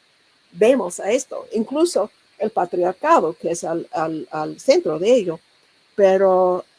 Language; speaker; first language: Spanish; non-native, learner; English